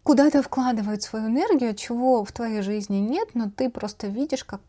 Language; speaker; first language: Russian; native; Russian